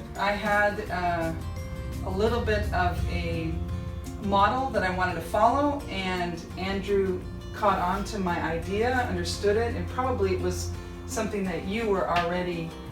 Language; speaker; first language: English; native; English